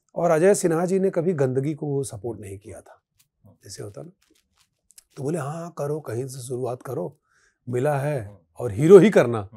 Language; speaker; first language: Hindi; native; Hindi